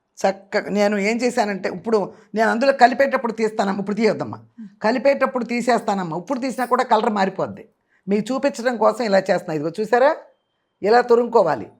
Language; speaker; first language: Telugu; native; Telugu